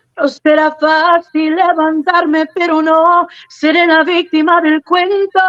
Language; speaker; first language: Spanish; early bilingual, heritage; Spanish